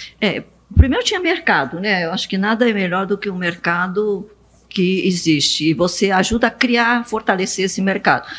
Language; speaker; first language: Portuguese; early bilingual, other home language; Japanese